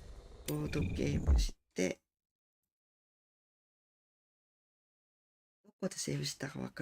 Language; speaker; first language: Japanese; non-native, learner; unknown